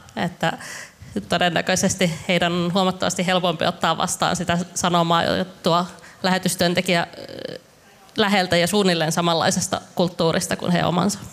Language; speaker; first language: Finnish; native; Finnish